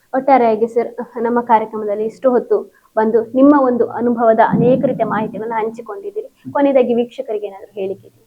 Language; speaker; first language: Kannada; native; Kannada